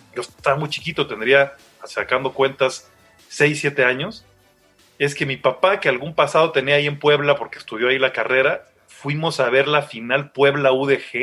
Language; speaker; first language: Spanish; native; Spanish